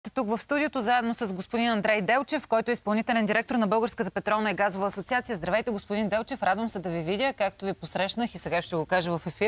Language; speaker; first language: Bulgarian; native; Bulgarian